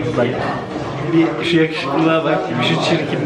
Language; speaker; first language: Turkish; native; Turkish